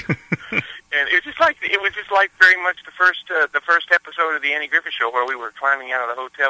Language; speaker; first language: English; native; English